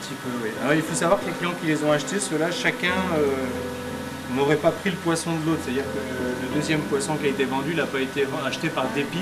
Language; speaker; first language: French; native; French